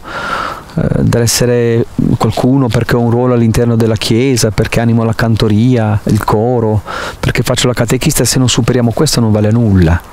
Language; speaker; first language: Italian; native; Italian